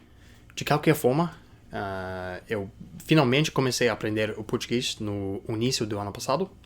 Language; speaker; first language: Portuguese; non-native, fluent; English